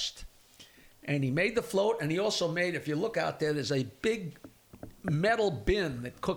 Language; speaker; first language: English; native; English